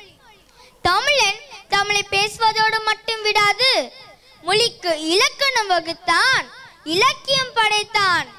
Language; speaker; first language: Tamil; early bilingual, heritage; Tamil